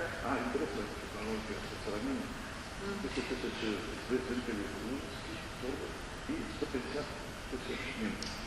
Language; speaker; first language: Russian; non-native, fluent; German